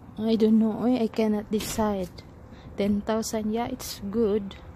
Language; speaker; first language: English; non-native, local second language; Cebuano